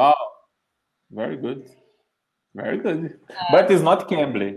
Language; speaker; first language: English; non-native, learner; Portuguese